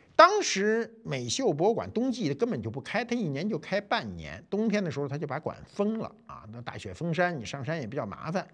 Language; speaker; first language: Chinese; native; Chinese